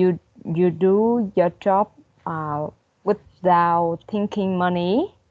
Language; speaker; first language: English; non-native, learner; Vietnamese